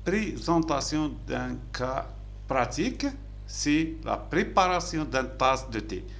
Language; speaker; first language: French; non-native, local second language; Arabic